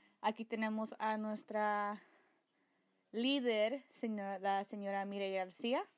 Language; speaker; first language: Spanish; early bilingual, heritage; Spanish